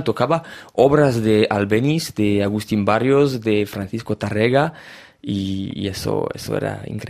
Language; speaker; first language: Spanish; early bilingual, heritage; French